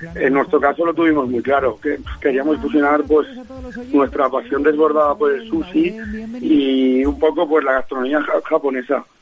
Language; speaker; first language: Spanish; native; Spanish